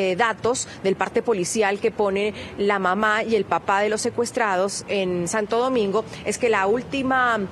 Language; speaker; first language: Spanish; native; Spanish